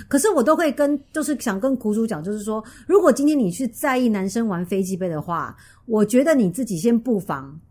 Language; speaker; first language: Chinese; native; Chinese